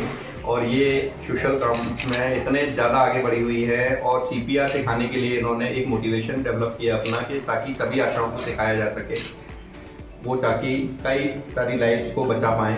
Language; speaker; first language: Hindi; native; Hindi